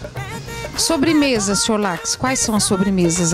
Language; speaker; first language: Portuguese; native; Portuguese